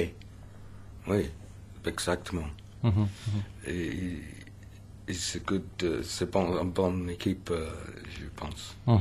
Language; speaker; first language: French; non-native, learner; English